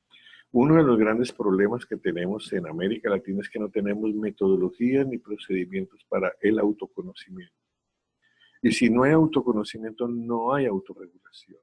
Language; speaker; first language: Spanish; native; Spanish